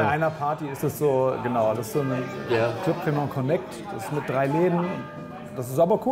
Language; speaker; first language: German; native; German